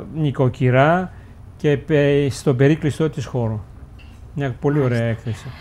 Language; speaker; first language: Greek; early bilingual, heritage; Uzbek